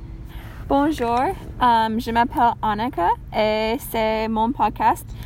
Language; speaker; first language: French; non-native, learner; English